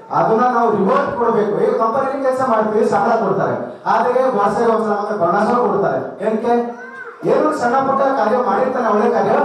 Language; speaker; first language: Kannada; non-native, local second language; Telugu